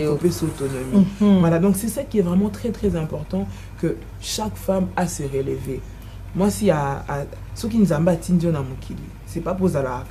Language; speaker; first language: French; non-native, local second language; Lingala